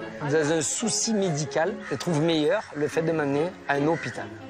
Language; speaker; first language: French; native; French